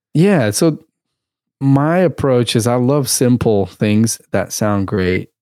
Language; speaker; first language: English; early bilingual, other home language; Russian